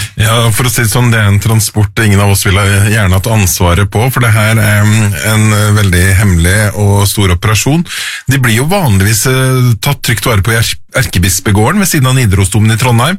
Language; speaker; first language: Norwegian; native; Norwegian